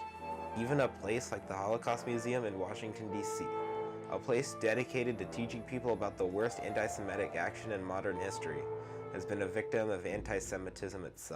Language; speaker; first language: English; native; English